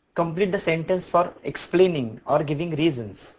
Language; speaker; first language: English; non-native, local second language; Marathi